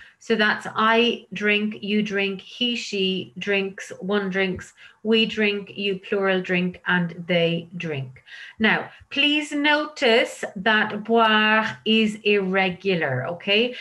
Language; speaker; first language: English; native; English